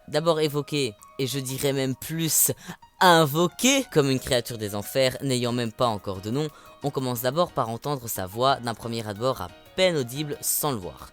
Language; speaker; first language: French; native; French